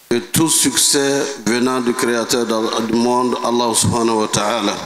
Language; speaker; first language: French; non-native, local second language; Dyula